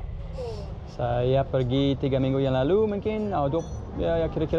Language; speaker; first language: Indonesian; non-native, learner; English